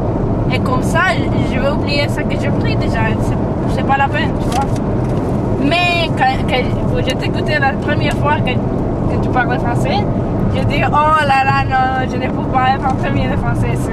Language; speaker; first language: French; non-native, learner; Spanish